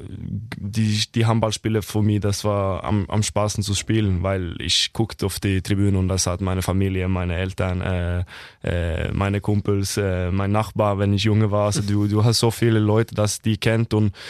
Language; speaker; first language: German; non-native, fluent; Norwegian